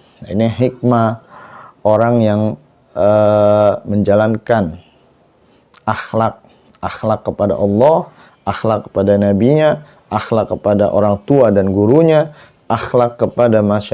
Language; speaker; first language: Indonesian; native; Indonesian